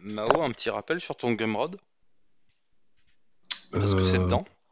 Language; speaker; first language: French; native; French